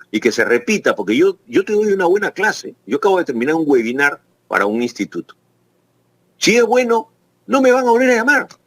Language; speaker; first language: Spanish; native; Spanish